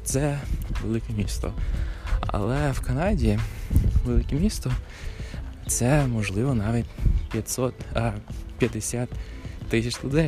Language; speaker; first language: Ukrainian; non-native, fluent; English